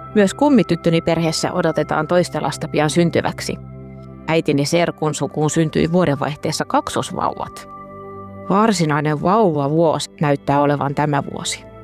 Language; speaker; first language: Finnish; native; Finnish